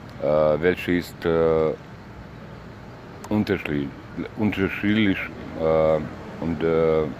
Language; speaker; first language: German; non-native, learner; Bosnian